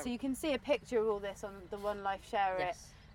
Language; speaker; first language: English; native; English